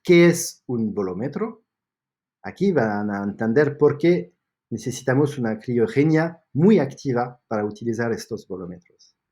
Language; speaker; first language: Spanish; non-native, fluent; French